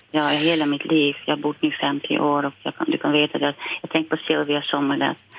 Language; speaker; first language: Swedish; non-native, fluent; Dutch